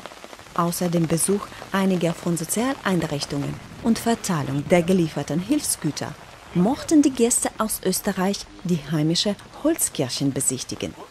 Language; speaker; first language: German; non-native, fluent; Ukrainian